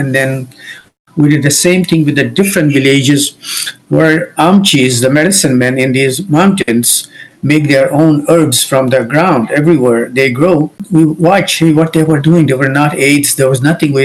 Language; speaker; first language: English; non-native, local second language; Kashmiri